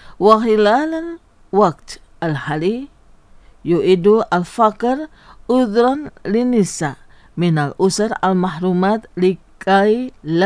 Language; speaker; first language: Arabic; non-native, fluent; Indonesian